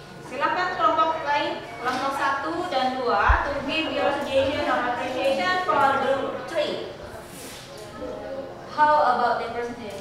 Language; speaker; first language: English; non-native, learner; Indonesian